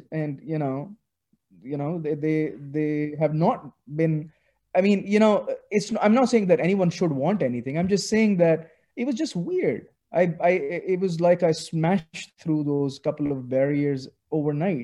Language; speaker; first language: English; non-native, local second language; Urdu